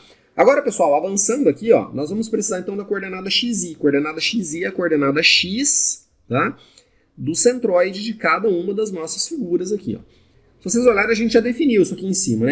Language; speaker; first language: Portuguese; native; Portuguese